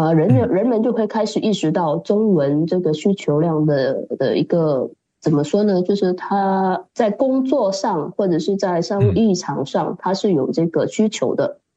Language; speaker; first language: Chinese; early bilingual, heritage; Chinese